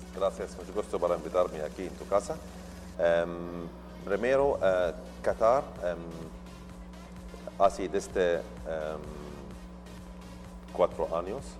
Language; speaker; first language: Spanish; non-native, learner; Arabic